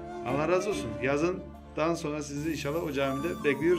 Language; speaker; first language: Turkish; early bilingual, heritage; Turkish